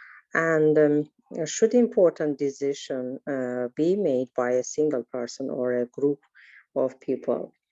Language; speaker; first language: English; non-native, learner; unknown